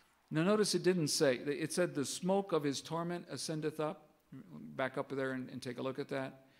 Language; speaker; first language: English; native; English